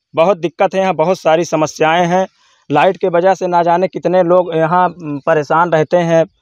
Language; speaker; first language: Hindi; native; Hindi